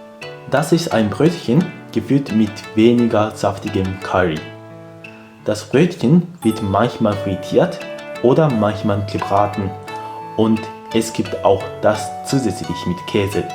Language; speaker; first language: German; non-native, fluent; Japanese